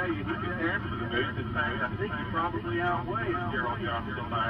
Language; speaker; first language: English; native; English